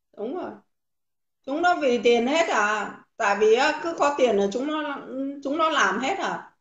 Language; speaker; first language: Vietnamese; native; Vietnamese